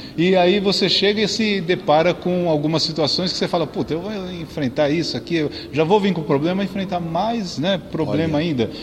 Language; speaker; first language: Portuguese; native; Portuguese